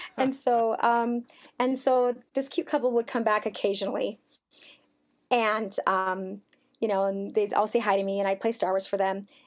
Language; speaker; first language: English; native; English